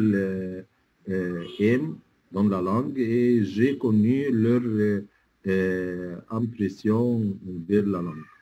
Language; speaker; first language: French; non-native, fluent; Arabic